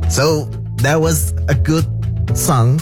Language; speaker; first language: English; non-native, fluent; Indonesian